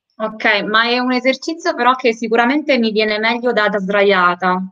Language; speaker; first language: Italian; native; Italian